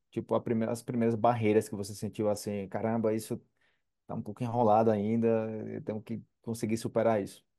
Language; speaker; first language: Portuguese; native; Portuguese